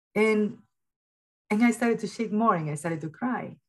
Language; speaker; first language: English; early bilingual, other home language; Spanish